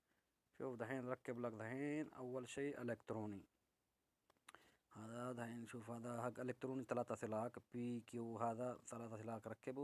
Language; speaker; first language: Arabic; non-native, learner; Urdu